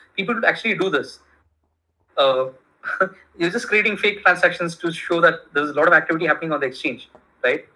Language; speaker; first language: English; non-native, local second language; Kannada